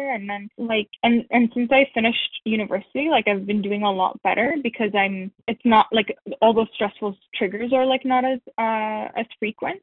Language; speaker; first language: English; native; English